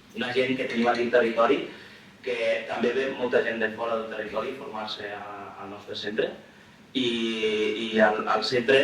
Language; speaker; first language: Catalan; non-native, local second language; Occitan